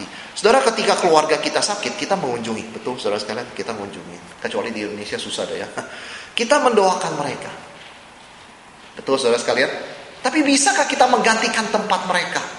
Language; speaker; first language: Indonesian; native; Indonesian